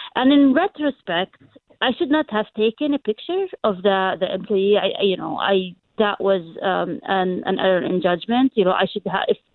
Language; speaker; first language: English; non-native, fluent; Arabic